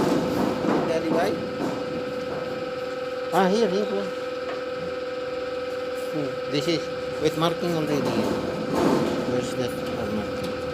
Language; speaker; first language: English; non-native, local second language; Filipino